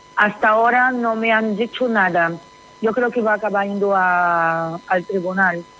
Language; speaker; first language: Spanish; non-native, fluent; Portuguese